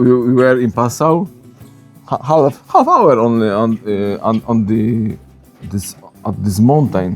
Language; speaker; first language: English; non-native, learner; Polish